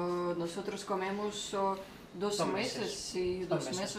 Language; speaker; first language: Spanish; non-native, learner; Russian